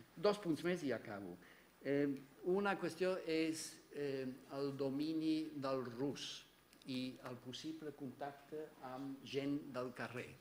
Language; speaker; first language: Catalan; non-native, fluent; German